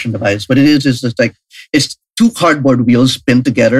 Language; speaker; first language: English; non-native, local second language; Filipino